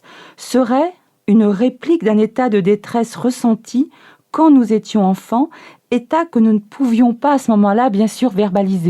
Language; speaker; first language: French; native; French